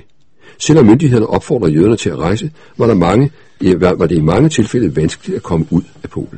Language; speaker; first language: Danish; native; Danish